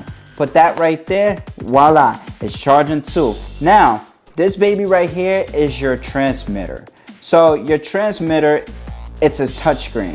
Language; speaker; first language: English; native; English